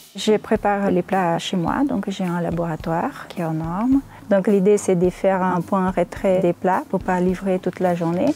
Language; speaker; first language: French; non-native, fluent; Portuguese